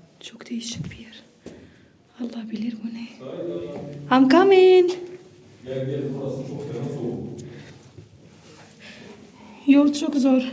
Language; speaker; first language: Turkish; non-native, learner; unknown